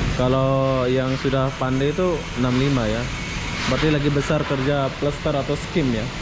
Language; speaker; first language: Indonesian; non-native, local second language; Sasak